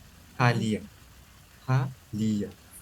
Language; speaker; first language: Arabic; non-native, learner; Malay